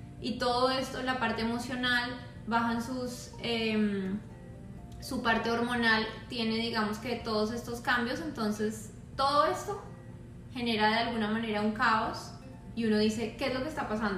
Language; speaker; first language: Spanish; native; Spanish